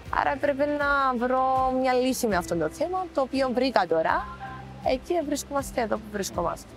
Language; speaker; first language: Greek; native; Greek